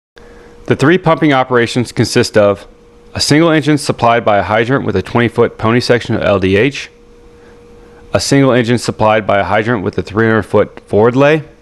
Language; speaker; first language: English; native; English